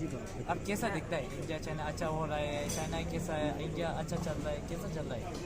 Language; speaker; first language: Hindi; non-native, learner; Tibetan